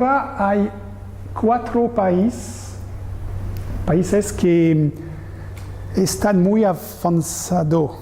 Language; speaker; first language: Spanish; non-native, learner; French